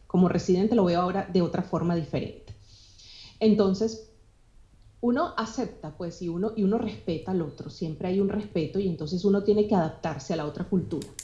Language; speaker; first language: Spanish; native; Spanish